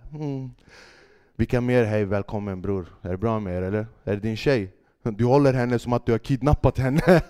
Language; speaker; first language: Swedish; early bilingual, other home language; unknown